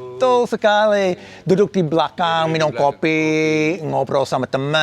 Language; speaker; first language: Indonesian; non-native, fluent; English